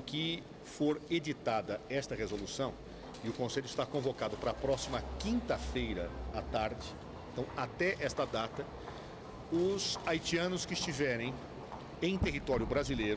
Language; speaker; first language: Portuguese; native; Portuguese